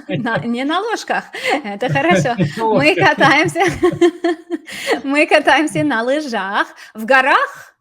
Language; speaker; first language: Russian; non-native, fluent; English